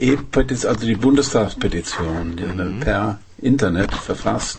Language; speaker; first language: German; native; German